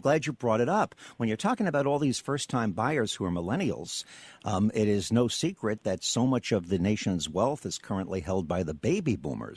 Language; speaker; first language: English; native; English